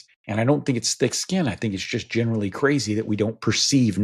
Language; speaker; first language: English; native; English